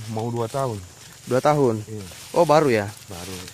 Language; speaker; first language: Indonesian; native; Indonesian